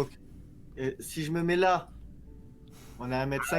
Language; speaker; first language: French; native; French